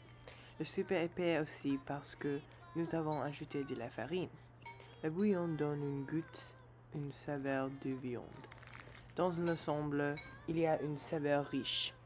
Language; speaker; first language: French; non-native, learner; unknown